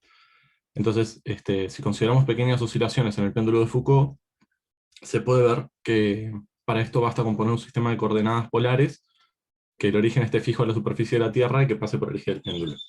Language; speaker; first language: Spanish; native; Spanish